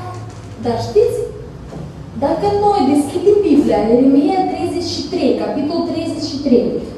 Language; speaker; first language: Romanian; non-native, learner; Russian